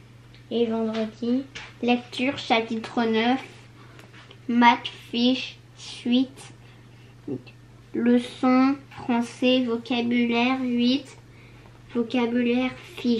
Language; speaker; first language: French; native; French